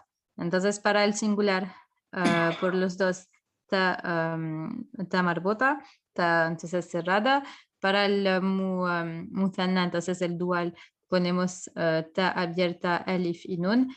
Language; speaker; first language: Spanish; non-native, fluent; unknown